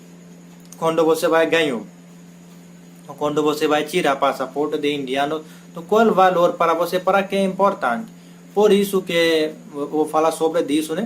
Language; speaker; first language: Portuguese; non-native, learner; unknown